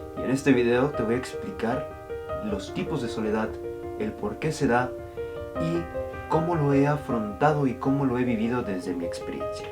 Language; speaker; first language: Spanish; early bilingual, heritage; Spanish